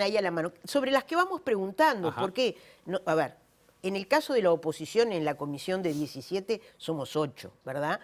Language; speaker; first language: Spanish; native; Spanish